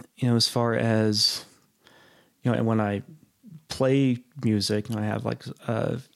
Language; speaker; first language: English; native; English